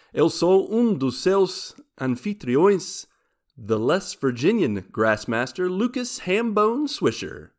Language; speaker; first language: Portuguese; non-native, learner; English